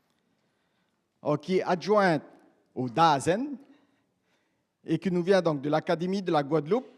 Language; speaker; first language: French; native; French